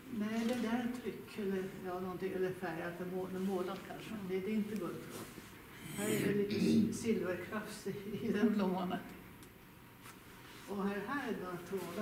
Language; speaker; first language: Swedish; native; Swedish